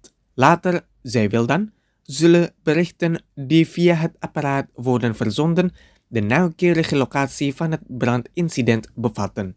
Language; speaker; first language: Dutch; non-native, fluent; Indonesian